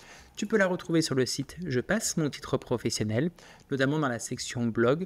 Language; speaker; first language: French; native; French